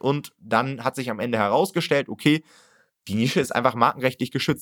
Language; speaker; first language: German; native; German